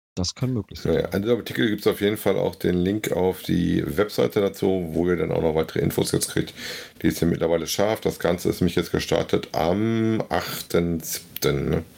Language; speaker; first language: German; native; German